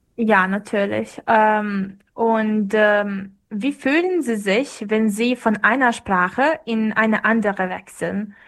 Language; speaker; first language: German; non-native, fluent; Serbian